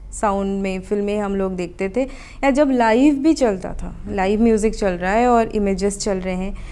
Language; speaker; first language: Hindi; non-native, local second language; Odia